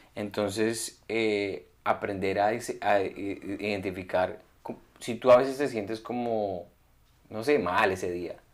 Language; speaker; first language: Spanish; native; Spanish